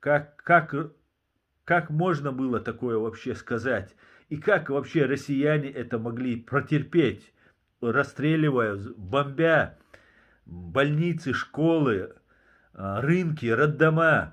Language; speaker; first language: Russian; non-native, local second language; Chechen